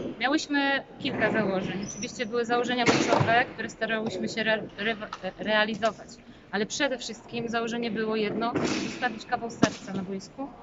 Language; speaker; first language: Polish; native; Polish